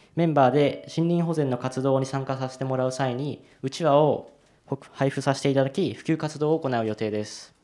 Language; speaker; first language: Japanese; native; Japanese